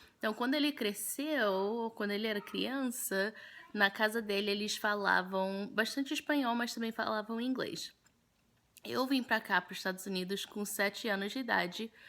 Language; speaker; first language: Portuguese; early bilingual, heritage; Portuguese